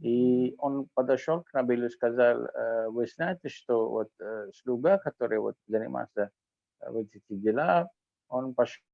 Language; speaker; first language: Russian; non-native, fluent; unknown